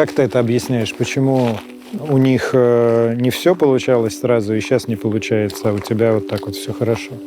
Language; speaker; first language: Russian; native; Russian